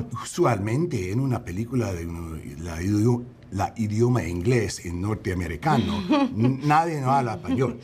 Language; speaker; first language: Spanish; non-native, learner; English